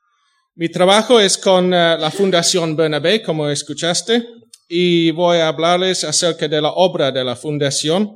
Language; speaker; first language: Spanish; non-native, fluent; English